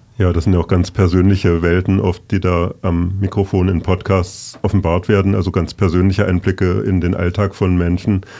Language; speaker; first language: German; native; German